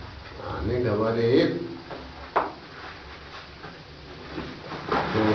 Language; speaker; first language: Russian; non-native, learner; Bangla